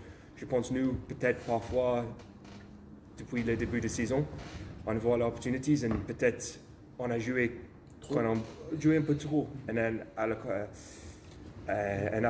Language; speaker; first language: French; non-native, learner; English